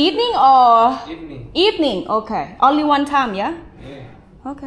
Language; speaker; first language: English; non-native, learner; Thai